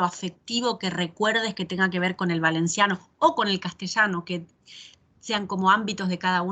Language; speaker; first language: Spanish; native; Spanish